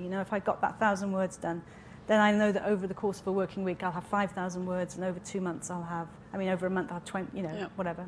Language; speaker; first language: English; native; English